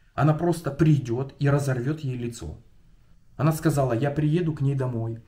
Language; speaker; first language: Russian; non-native, local second language; Ukrainian